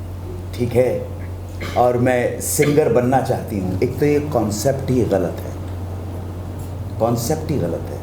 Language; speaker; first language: Hindi; native; Hindi